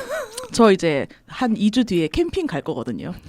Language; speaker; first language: Korean; native; Korean